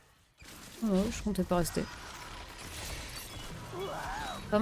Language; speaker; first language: French; native; French